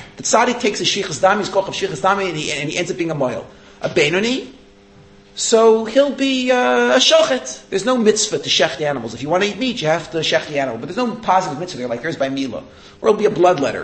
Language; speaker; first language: English; native; English